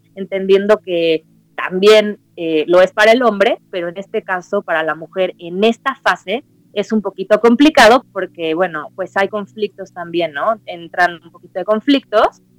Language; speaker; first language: Spanish; native; Spanish